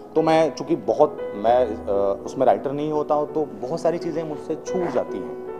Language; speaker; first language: Hindi; native; Hindi